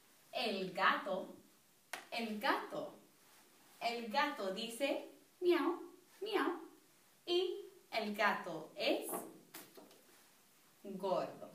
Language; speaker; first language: Spanish; non-native, fluent; English